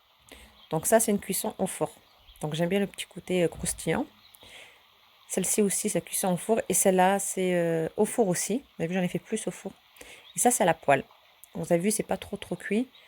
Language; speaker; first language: French; early bilingual, other home language; Turkish